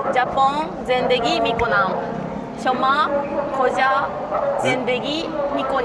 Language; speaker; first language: Persian; non-native, learner; Japanese